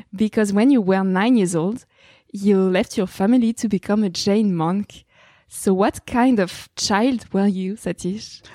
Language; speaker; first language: English; non-native, fluent; French